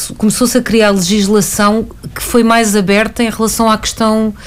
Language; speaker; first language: Portuguese; native; Portuguese